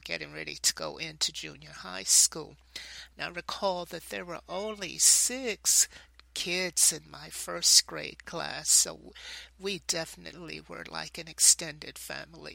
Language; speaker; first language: English; native; English